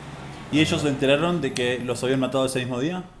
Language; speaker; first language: Spanish; native; Spanish